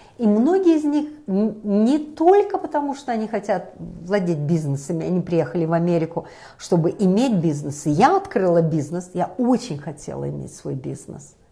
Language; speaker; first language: Russian; native; Russian